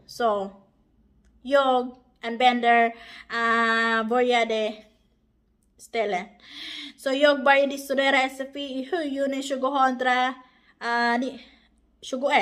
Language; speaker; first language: Swedish; non-native, learner; Filipino